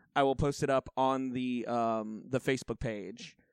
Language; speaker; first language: English; native; English